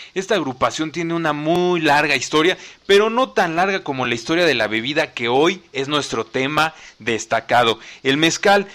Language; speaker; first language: Spanish; native; Spanish